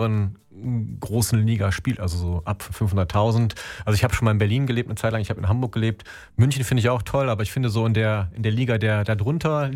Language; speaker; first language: German; native; German